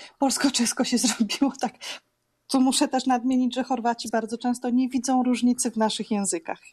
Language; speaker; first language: Polish; native; Polish